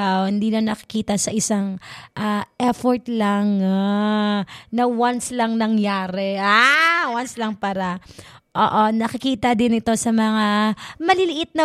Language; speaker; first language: Filipino; non-native, local second language; Cebuano